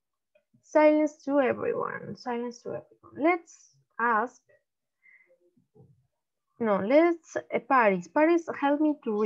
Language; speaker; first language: English; non-native, learner; Spanish